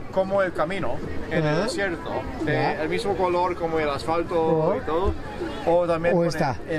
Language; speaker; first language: Spanish; non-native, fluent; English